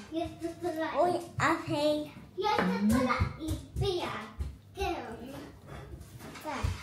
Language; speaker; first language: Swedish; early bilingual, other home language; Mongolian